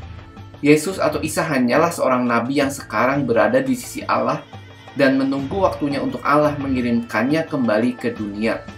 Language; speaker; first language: Indonesian; native; Indonesian